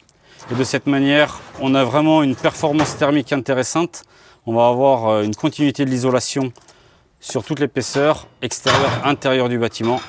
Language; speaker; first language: French; native; French